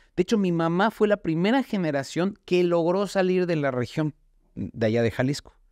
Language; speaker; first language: Spanish; native; Spanish